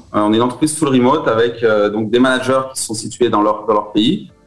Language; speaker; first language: French; native; French